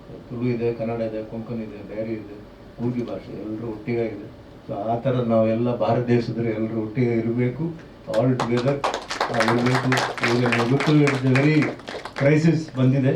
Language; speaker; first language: Kannada; non-native, local second language; Tulu